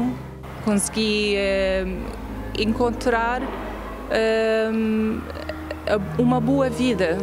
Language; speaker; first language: Portuguese; non-native, fluent; Arabic